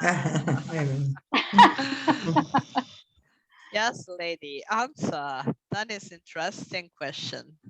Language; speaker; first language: English; non-native, learner; Italian